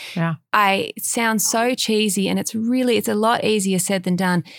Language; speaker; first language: English; native; English